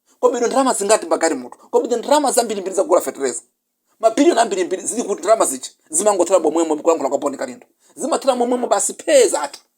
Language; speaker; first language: Nyanja; non-native, local second language; Yao